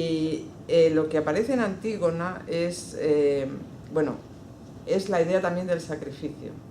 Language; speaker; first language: Spanish; native; Spanish